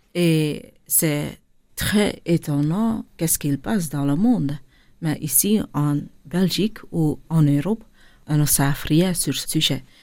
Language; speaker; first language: French; non-native, local second language; Dutch